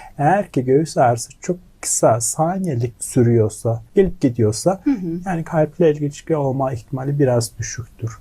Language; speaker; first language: Turkish; non-native, fluent; Mongolian